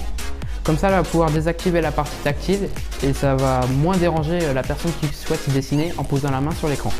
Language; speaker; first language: French; native; French